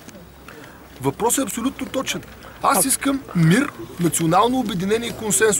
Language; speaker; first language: Bulgarian; native; Bulgarian